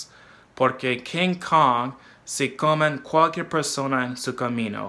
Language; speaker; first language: Spanish; non-native, fluent; English